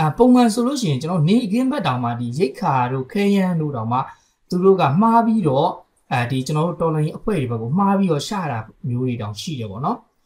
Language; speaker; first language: Burmese; native; Burmese